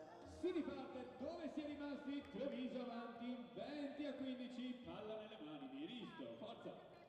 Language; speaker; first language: Italian; native; Italian